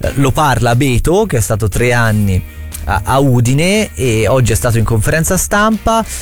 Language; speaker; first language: Italian; native; Italian